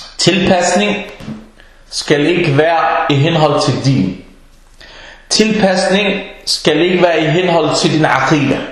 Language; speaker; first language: Danish; early bilingual, other home language; Arabic